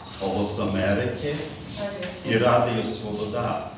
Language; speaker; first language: Ukrainian; early bilingual, heritage; Ukrainian